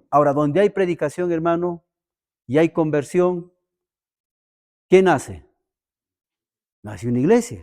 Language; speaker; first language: Spanish; native; Spanish